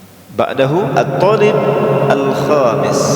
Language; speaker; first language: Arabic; non-native, fluent; Indonesian